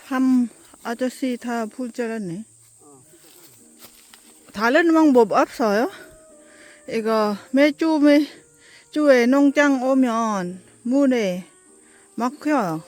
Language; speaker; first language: Korean; non-native, learner; Lao